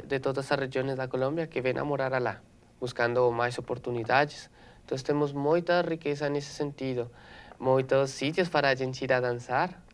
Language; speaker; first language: Portuguese; non-native, learner; Spanish